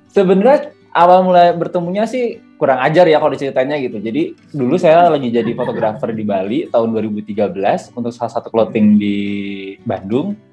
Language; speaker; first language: Indonesian; native; Indonesian